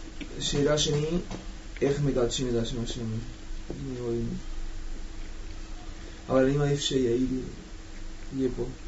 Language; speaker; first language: Hebrew; non-native, learner; Spanish